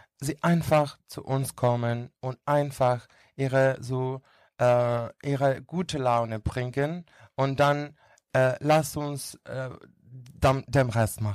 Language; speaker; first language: German; non-native, learner; Greek